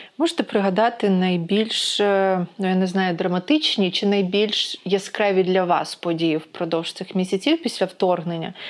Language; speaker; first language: Ukrainian; native; Ukrainian